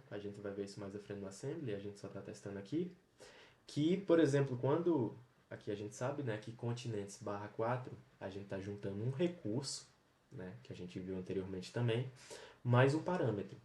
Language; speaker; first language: Portuguese; native; Portuguese